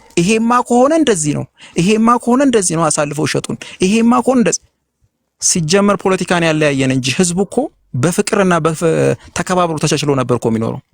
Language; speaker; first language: Amharic; native; Amharic